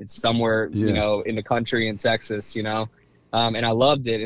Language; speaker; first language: English; native; English